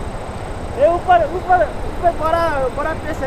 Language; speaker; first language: Hindi; non-native, learner; Nepali